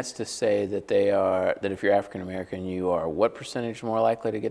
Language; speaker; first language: English; native; English